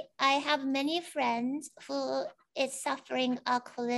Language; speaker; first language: English; non-native, fluent; Japanese